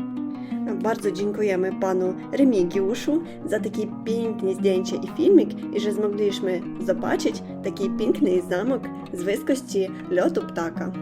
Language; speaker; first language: Polish; non-native, learner; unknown